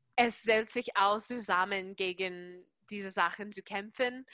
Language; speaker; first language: German; non-native, fluent; English